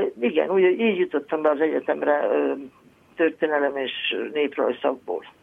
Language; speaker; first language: Hungarian; native; Hungarian